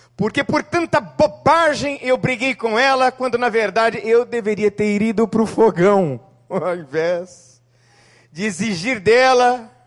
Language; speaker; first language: Portuguese; native; Portuguese